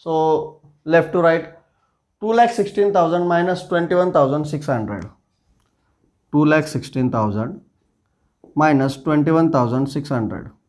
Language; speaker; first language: English; non-native, local second language; Marathi